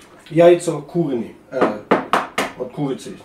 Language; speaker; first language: Russian; non-native, learner; German